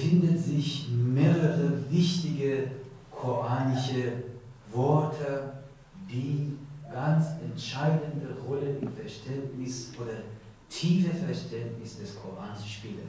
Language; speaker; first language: German; non-native, learner; Persian